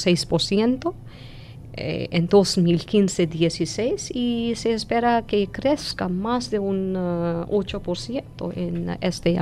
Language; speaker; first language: Spanish; non-native, fluent; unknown